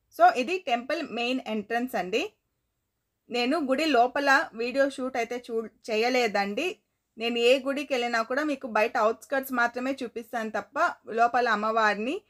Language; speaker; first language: Telugu; non-native, local second language; Kannada